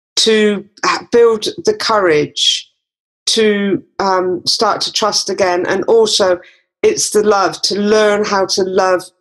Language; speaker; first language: English; native; English